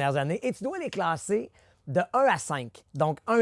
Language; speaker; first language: French; native; French